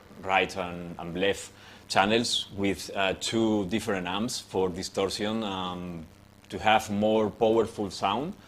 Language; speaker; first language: English; non-native, fluent; Spanish